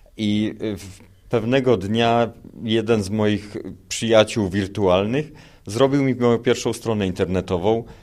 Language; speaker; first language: Polish; native; Polish